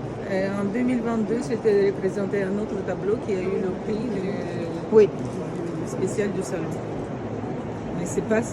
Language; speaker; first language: French; non-native, fluent; Romanian